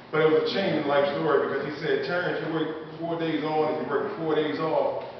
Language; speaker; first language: English; native; English